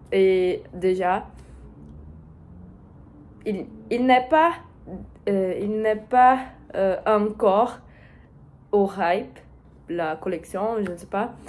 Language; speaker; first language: French; non-native, learner; Portuguese